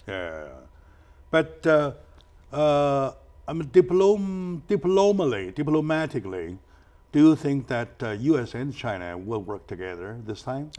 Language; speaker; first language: English; non-native, fluent; Chinese